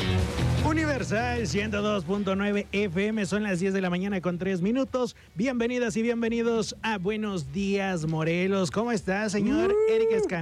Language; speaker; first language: Spanish; native; Spanish